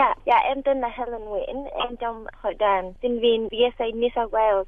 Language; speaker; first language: Vietnamese; early bilingual, heritage; Vietnamese